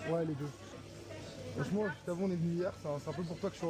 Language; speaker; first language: French; native; French